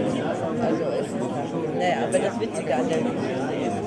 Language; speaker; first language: German; native; German